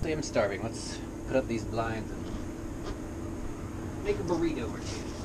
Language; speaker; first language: English; native; English